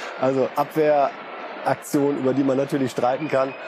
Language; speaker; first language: German; native; German